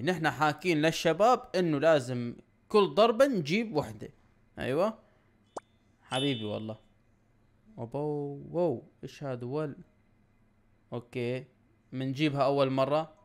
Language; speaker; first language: Arabic; native; Arabic